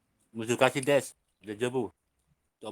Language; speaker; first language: Japanese; non-native, learner; Indonesian